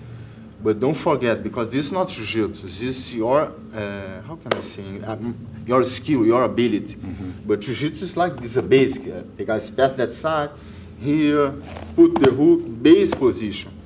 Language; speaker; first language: English; non-native, learner; Portuguese